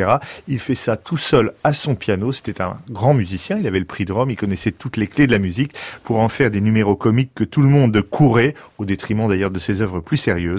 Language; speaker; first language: French; native; French